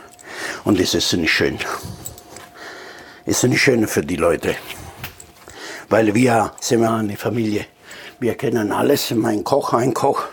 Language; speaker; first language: German; non-native, fluent; Italian